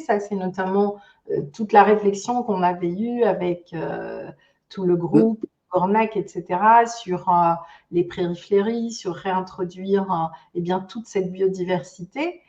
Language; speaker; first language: French; native; French